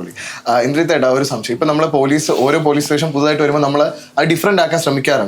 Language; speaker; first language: Malayalam; native; Malayalam